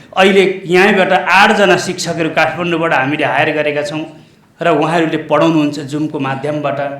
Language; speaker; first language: Nepali; native; Nepali